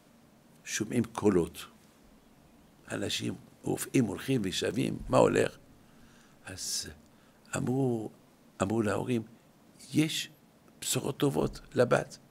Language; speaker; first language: Hebrew; non-native, fluent; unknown